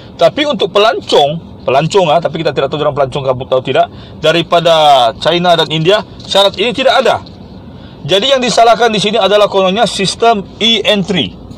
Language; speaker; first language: Malay; native; Malay